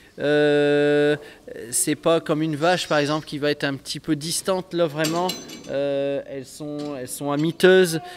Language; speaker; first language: French; native; French